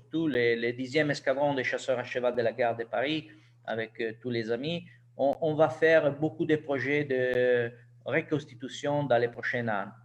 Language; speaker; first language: French; non-native, learner; Italian